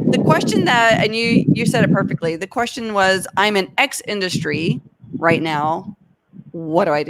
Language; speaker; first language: English; native; English